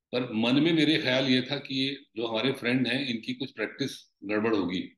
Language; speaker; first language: Hindi; native; Hindi